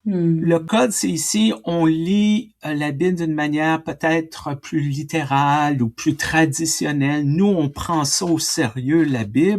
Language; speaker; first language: French; native; French